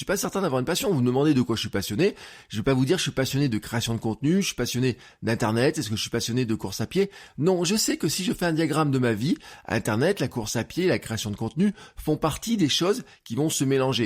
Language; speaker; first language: French; native; French